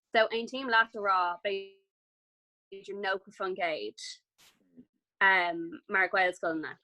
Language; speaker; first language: Irish; non-native, local second language; English